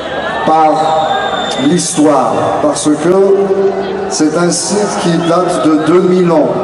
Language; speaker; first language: French; non-native, local second language; Kabyle